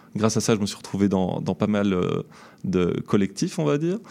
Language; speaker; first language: French; native; French